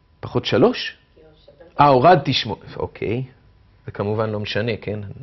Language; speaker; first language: Hebrew; native; Hebrew